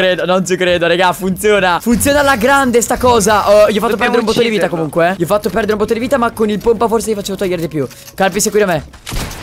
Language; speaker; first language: Italian; native; Italian